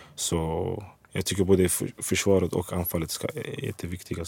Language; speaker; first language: Swedish; early bilingual, other home language; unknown